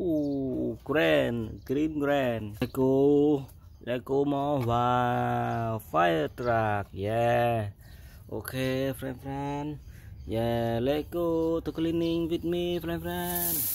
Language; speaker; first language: English; non-native, learner; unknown